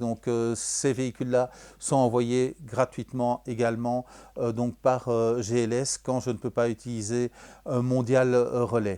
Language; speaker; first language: French; native; French